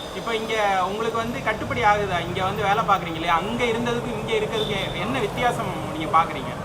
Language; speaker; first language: Tamil; native; Tamil